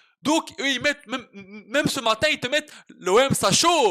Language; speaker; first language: French; native; French